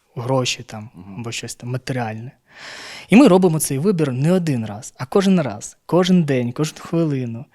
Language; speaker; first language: Ukrainian; non-native, local second language; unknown